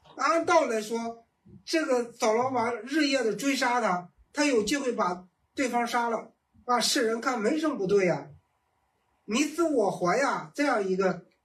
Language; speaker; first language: Chinese; native; Chinese